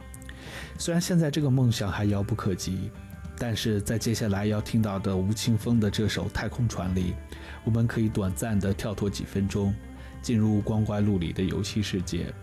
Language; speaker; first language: Chinese; native; Chinese